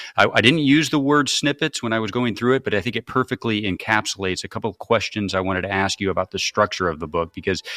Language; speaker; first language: English; native; English